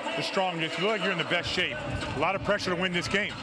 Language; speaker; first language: English; native; English